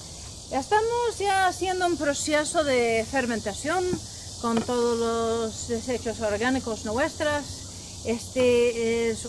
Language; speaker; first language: Spanish; non-native, learner; English